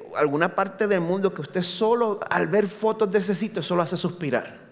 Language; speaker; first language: Spanish; native; Spanish